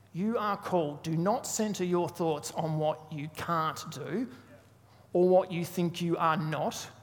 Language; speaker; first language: English; native; English